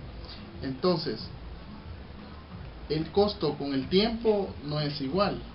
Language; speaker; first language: Spanish; native; Spanish